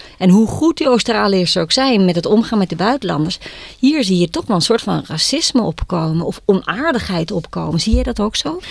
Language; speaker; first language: Dutch; native; Dutch